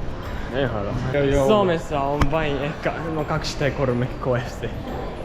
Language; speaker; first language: Finnish; non-native, learner; Japanese